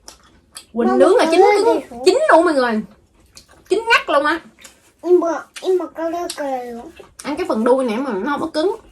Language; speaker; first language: Vietnamese; native; Vietnamese